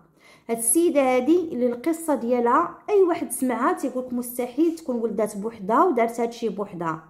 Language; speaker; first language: Arabic; native; Arabic